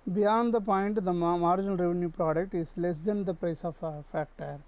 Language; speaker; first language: English; non-native, local second language; Tamil